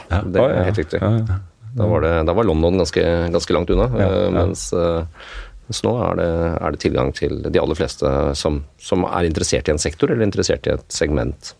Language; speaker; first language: Norwegian; native; Norwegian